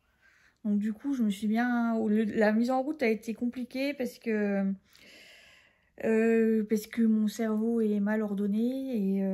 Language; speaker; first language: French; native; French